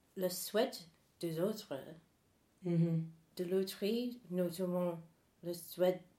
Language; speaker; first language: French; non-native, fluent; English